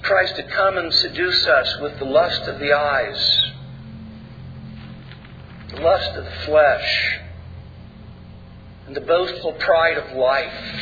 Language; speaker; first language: English; native; English